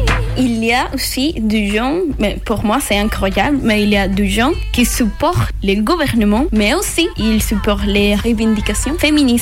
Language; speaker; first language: French; non-native, learner; Spanish